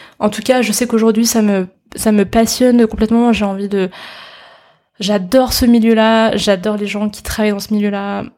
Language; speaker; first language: French; early bilingual, other home language; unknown